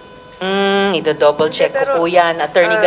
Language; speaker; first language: Filipino; native; Filipino